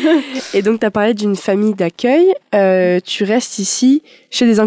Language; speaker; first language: French; native; French